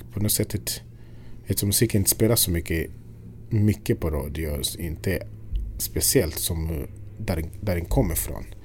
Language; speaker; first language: Swedish; non-native, fluent; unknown